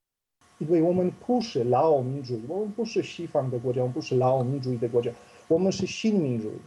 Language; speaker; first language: Chinese; non-native, fluent; Polish